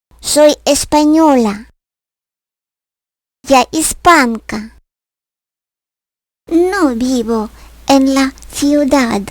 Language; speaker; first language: Spanish; non-native, fluent; Ukrainian